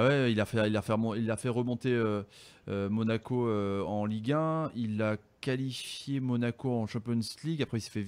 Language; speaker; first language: French; native; French